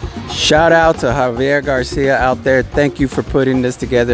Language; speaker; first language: English; native; English